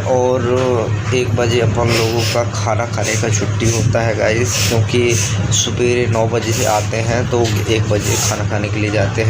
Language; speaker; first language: Hindi; non-native, local second language; Chhattisgarhi